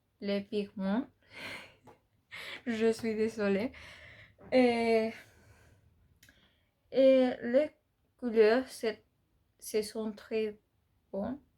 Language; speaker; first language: French; non-native, learner; Spanish